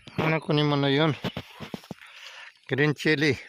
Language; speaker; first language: Filipino; non-native, learner; Punjabi